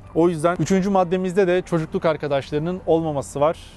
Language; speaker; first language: Turkish; native; Turkish